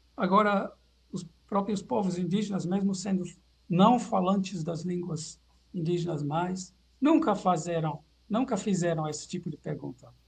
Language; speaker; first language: Portuguese; non-native, fluent; Dutch